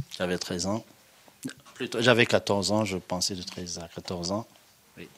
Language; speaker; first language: French; non-native, local second language; Kinyarwanda